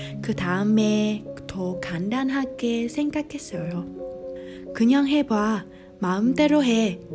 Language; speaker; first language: Korean; non-native, learner; Vietnamese